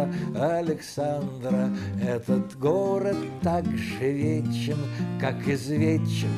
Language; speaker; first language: Russian; native; Russian